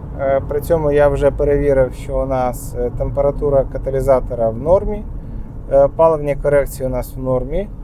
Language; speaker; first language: Ukrainian; non-native, local second language; Russian